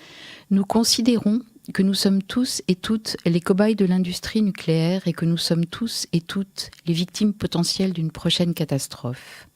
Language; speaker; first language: French; native; French